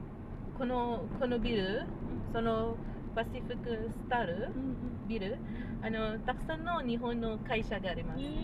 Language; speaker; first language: Japanese; non-native, learner; Filipino